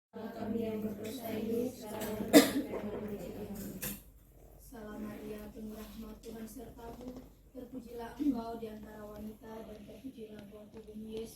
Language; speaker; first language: Indonesian; native; Indonesian